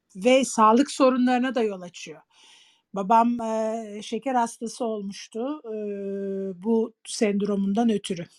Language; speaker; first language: Turkish; native; Turkish